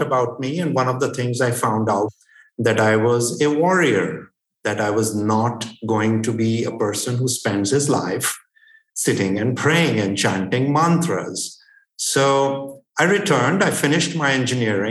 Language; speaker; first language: English; non-native, local second language; Hindi